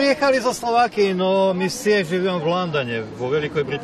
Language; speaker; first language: Russian; non-native, learner; Slovak